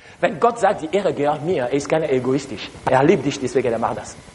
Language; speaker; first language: German; non-native, learner; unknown